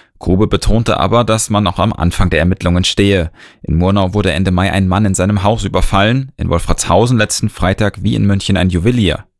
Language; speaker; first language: German; native; German